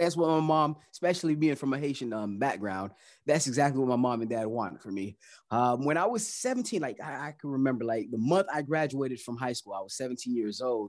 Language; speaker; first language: English; early bilingual, other home language; Haitian Creole